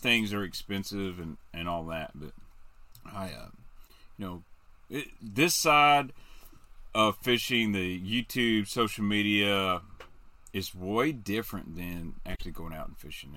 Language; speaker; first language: English; native; English